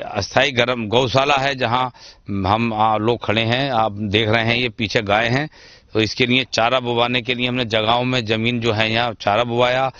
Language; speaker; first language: Hindi; native; Hindi